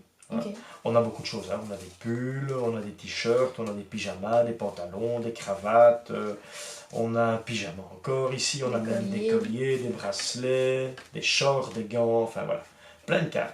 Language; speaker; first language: French; native; French